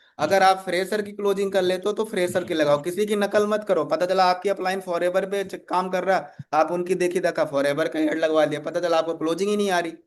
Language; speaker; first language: Hindi; native; Hindi